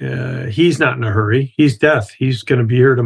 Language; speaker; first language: English; native; English